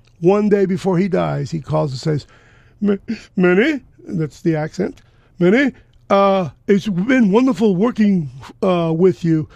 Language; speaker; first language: English; early bilingual, other home language; Spanish